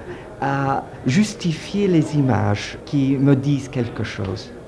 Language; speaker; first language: French; early bilingual, heritage; French